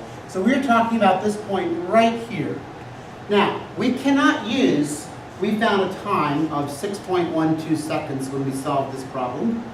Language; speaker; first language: English; native; English